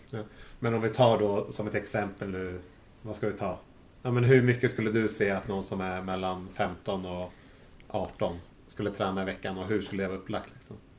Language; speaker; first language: Swedish; native; Swedish